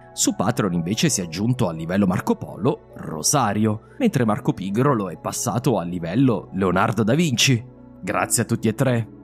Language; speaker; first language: Italian; native; Italian